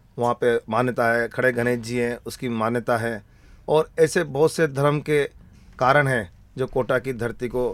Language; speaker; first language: Hindi; native; Hindi